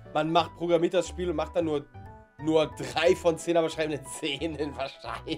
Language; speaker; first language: German; native; German